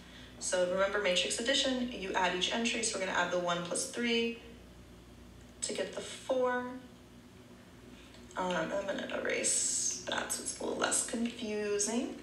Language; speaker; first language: English; native; English